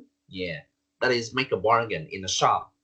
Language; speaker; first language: English; non-native, learner; Vietnamese